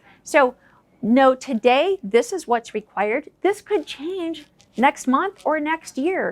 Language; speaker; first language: English; native; English